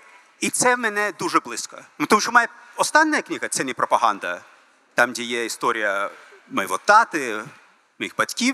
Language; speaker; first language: Ukrainian; early bilingual, heritage; Ukrainian